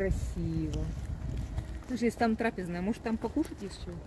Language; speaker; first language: Russian; native; Russian